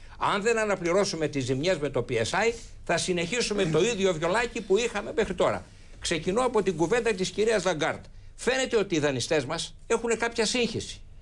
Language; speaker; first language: Greek; native; Greek